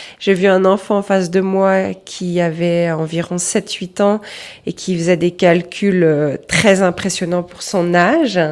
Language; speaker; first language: French; native; French